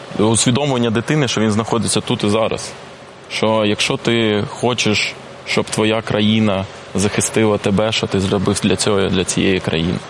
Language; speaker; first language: Ukrainian; non-native, local second language; Russian